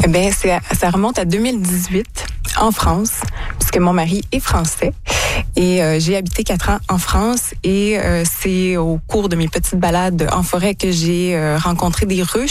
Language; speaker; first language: French; native; French